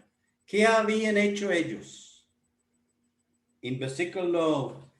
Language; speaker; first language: Spanish; non-native, fluent; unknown